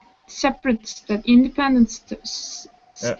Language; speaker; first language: English; non-native, learner; Turkish